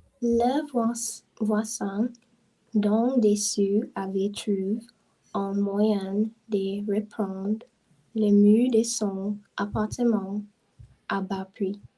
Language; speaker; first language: French; non-native, learner; English